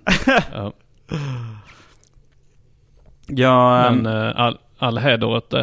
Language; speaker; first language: Swedish; native; Swedish